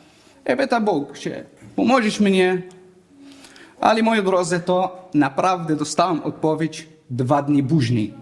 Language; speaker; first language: Polish; non-native, learner; Arabic